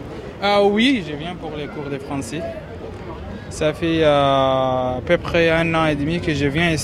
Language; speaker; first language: French; non-native, learner; Arabic